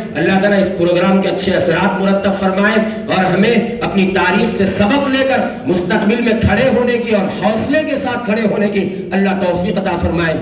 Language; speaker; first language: Urdu; native; Urdu